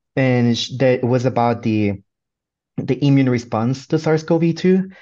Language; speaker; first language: English; non-native, fluent; Spanish